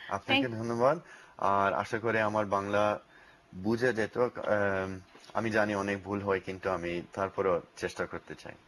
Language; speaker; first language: Bangla; non-native, learner; English